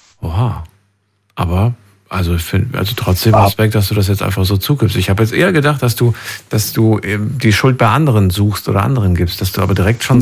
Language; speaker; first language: German; native; German